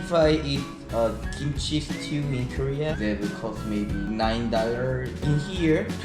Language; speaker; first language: English; non-native, learner; Korean